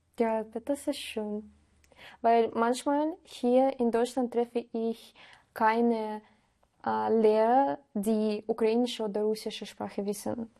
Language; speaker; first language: German; non-native, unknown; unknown